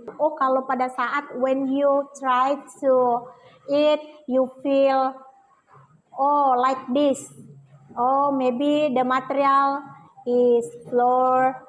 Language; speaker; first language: English; non-native, learner; Indonesian